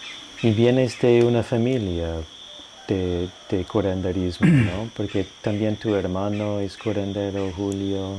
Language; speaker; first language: Spanish; non-native, fluent; English